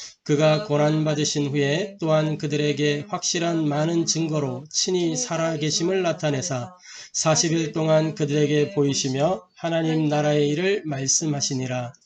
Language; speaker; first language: Korean; native; Korean